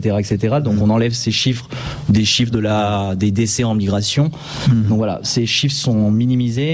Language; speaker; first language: French; native; French